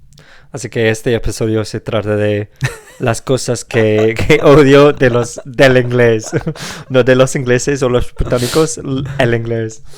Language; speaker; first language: Spanish; non-native, fluent; English